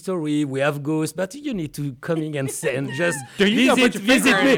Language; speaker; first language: English; non-native, learner; French